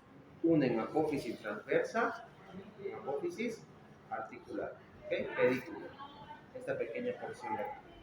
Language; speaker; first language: Spanish; native; Spanish